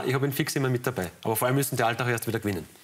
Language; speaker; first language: German; native; German